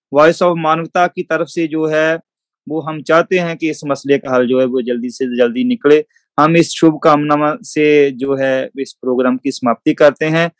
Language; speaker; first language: Hindi; non-native, local second language; Punjabi